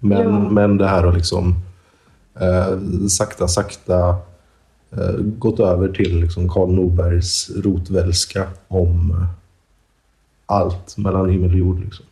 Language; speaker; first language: Swedish; native; Swedish